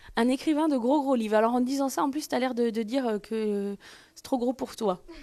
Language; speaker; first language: French; native; French